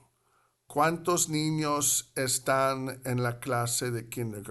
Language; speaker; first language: Spanish; non-native, fluent; English